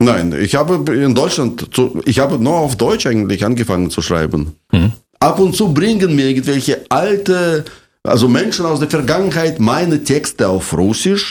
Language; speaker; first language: German; non-native, fluent; Russian